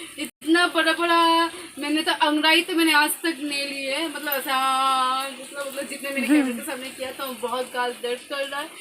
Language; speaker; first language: Hindi; non-native, local second language; Bangla